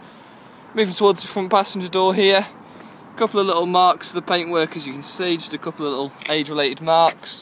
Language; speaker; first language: English; native; English